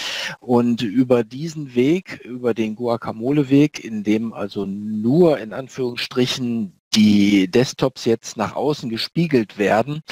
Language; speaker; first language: German; native; German